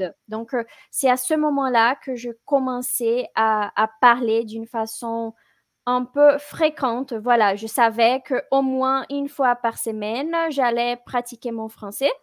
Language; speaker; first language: French; non-native, fluent; Portuguese